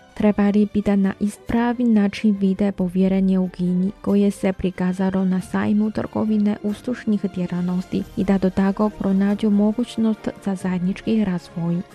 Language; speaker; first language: Croatian; non-native, fluent; Chinese